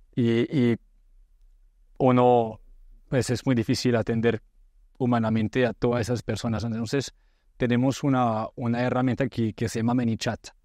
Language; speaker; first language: Spanish; non-native, fluent; French